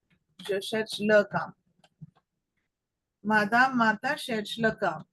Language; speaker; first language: French; non-native, fluent; Telugu